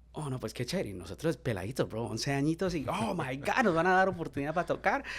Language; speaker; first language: Spanish; early bilingual, heritage; Spanish